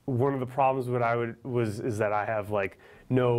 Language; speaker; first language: English; native; English